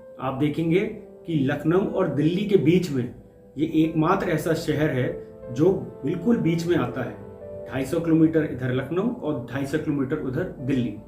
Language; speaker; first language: Hindi; native; Hindi